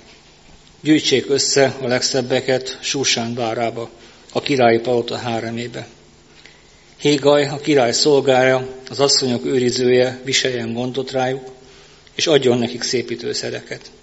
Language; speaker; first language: Hungarian; native; Hungarian